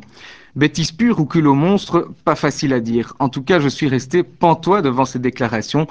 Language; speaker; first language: French; native; French